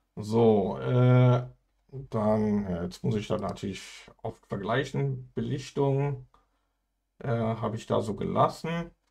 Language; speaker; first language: German; native; German